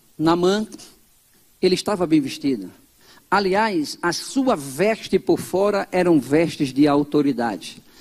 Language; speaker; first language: Portuguese; native; Portuguese